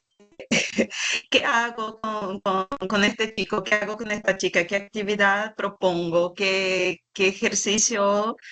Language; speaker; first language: Spanish; non-native, fluent; Portuguese